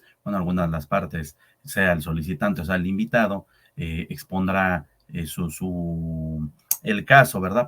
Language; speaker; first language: Spanish; native; Spanish